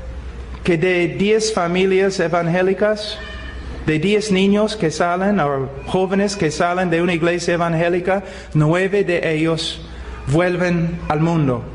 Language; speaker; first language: Spanish; non-native, fluent; English